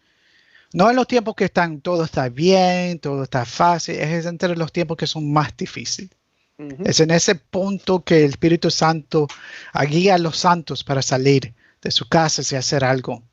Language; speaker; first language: Spanish; early bilingual, heritage; Spanish